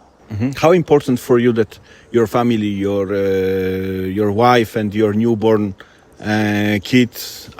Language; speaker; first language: English; non-native, fluent; Polish